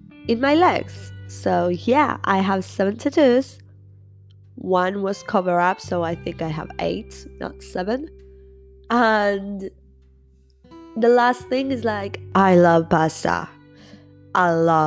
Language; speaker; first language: English; non-native, fluent; Spanish